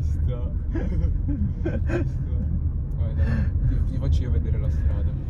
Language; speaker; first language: Italian; early bilingual, other home language; Filipino